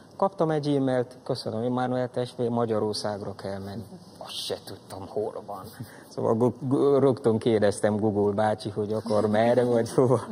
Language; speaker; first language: Hungarian; non-native, fluent; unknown